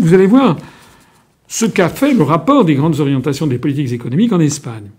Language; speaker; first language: French; native; French